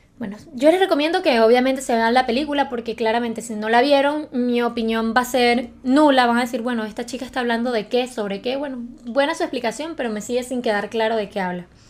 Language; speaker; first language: Spanish; native; Spanish